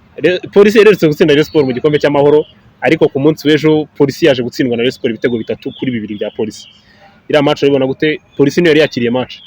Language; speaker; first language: Kinyarwanda; native; Kinyarwanda